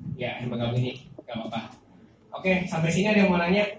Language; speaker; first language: Indonesian; native; Indonesian